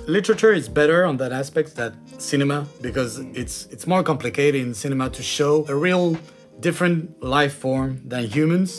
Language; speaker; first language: English; non-native, fluent; French